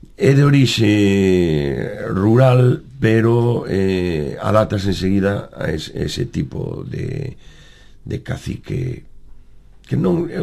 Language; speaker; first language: Galician; native; Galician